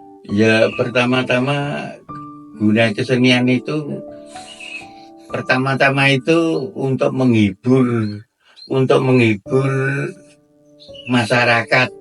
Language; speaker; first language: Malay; non-native, local second language; Javanese